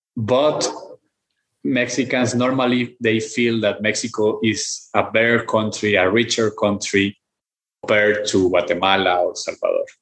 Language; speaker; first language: English; non-native, fluent; Spanish